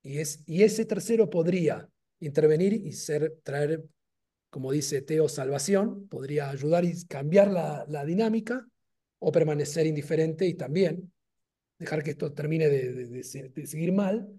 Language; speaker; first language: Spanish; native; Spanish